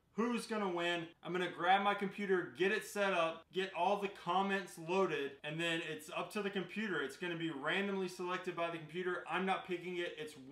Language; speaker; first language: English; native; English